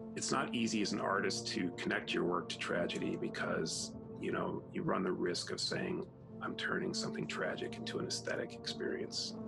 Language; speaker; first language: English; native; English